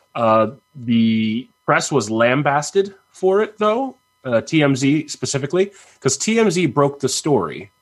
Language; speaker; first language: English; native; English